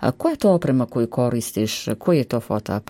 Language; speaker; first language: Serbian; native; Serbian